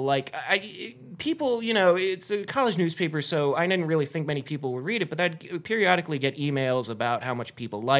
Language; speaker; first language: English; native; English